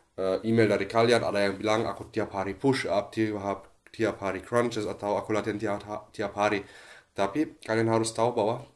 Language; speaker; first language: Indonesian; non-native, fluent; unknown